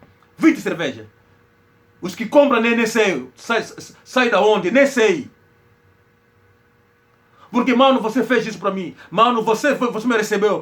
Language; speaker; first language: Portuguese; non-native, local second language; Kongo